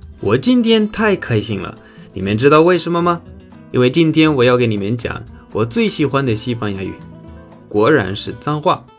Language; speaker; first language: Chinese; non-native, fluent; Spanish